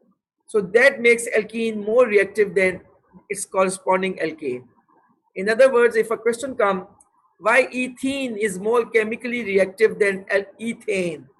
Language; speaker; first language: English; non-native, local second language; Urdu